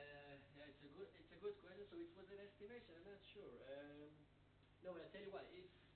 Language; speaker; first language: English; non-native, fluent; Hebrew